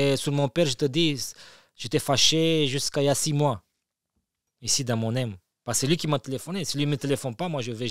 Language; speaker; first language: French; non-native, fluent; Romanian